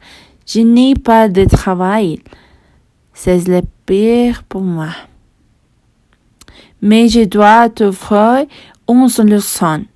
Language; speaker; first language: French; non-native, learner; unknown